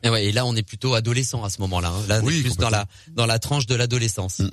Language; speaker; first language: French; native; French